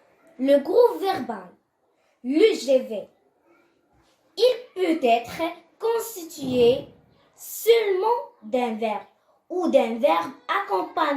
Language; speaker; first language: French; non-native, local second language; Arabic